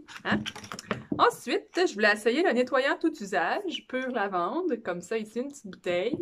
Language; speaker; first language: French; native; French